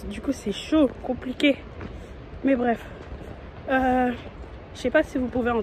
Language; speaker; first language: French; native; French